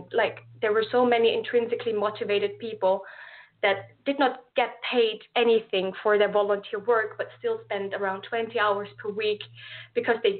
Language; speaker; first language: English; non-native, fluent; German